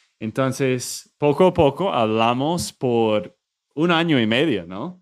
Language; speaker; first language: Spanish; non-native, learner; English